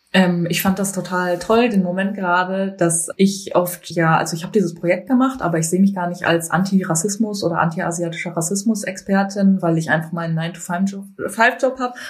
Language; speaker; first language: German; native; German